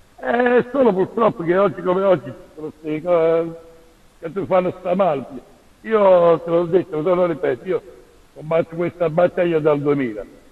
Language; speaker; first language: Italian; native; Italian